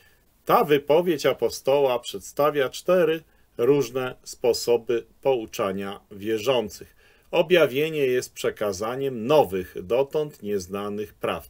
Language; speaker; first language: Polish; native; Polish